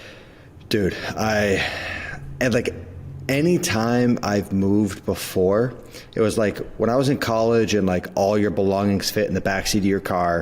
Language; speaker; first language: English; native; English